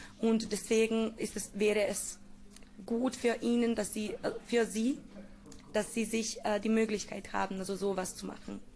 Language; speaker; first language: German; non-native, learner; Serbian